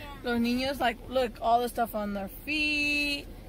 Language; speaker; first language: English; early bilingual, other home language; Spanish